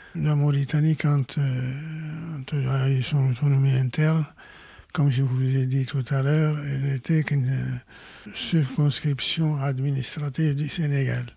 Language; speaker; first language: French; non-native, local second language; Arabic